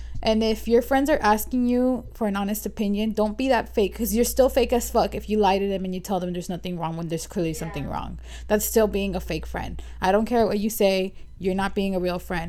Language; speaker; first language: English; early bilingual, other home language; Spanish